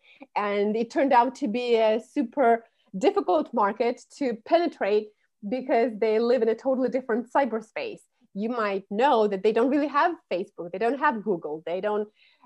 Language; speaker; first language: English; non-native, fluent; Russian